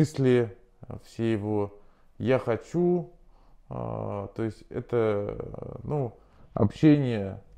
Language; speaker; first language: Russian; native; Russian